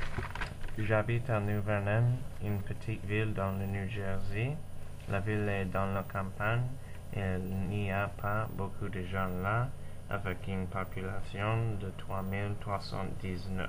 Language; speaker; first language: French; non-native, learner; English